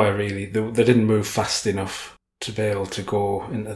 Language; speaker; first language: English; native; English